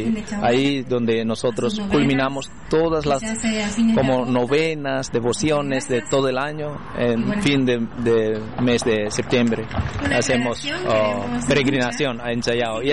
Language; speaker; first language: Spanish; non-native, fluent; Indonesian